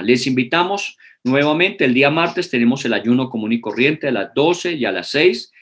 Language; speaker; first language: Spanish; native; Spanish